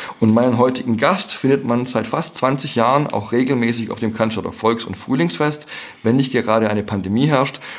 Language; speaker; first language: German; native; German